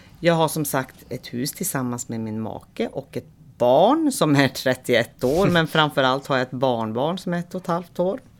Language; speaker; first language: Swedish; native; Swedish